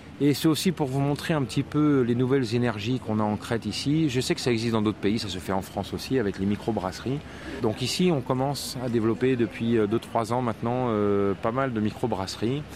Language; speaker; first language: French; native; French